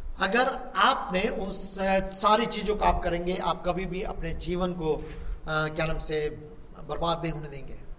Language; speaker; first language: Hindi; native; Hindi